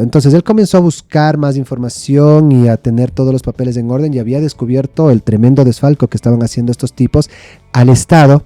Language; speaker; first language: Spanish; native; Spanish